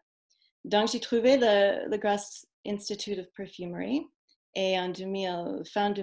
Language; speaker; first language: French; non-native, fluent; English